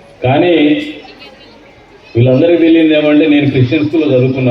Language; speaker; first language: Telugu; native; Telugu